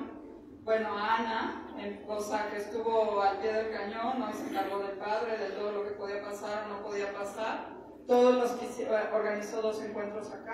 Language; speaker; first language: Spanish; native; Spanish